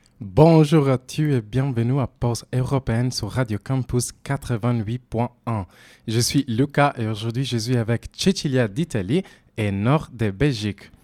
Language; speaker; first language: French; non-native, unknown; Italian